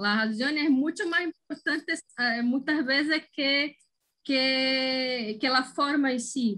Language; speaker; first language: Spanish; non-native, learner; Portuguese